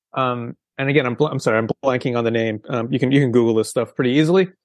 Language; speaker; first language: English; native; English